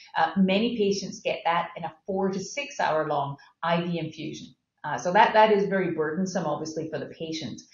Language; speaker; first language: English; native; English